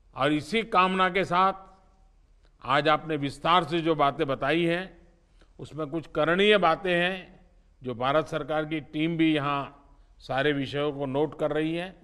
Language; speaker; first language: Hindi; non-native, local second language; Gujarati